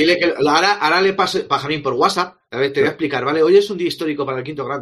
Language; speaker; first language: Spanish; native; Spanish